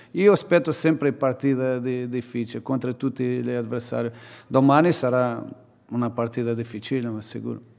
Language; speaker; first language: Italian; non-native, learner; Portuguese